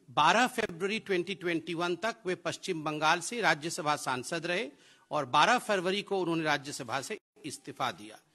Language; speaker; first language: Hindi; native; Hindi